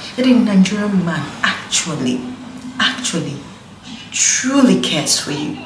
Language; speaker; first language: English; non-native, local second language; Igbo